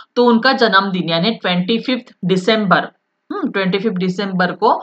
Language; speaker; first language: Hindi; non-native, local second language; Marathi